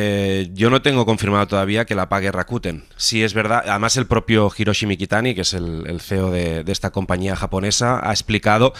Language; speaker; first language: Spanish; native; Spanish